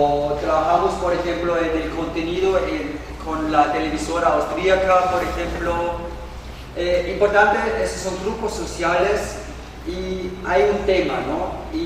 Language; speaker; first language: Spanish; non-native, fluent; German